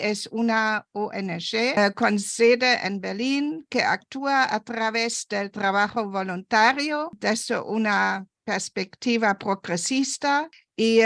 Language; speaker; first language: Spanish; non-native, fluent; German